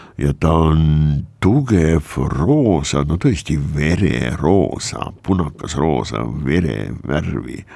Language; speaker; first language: Estonian; non-native, local second language; Russian